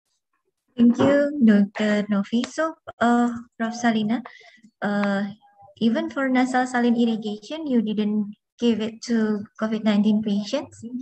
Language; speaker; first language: English; non-native, fluent; Indonesian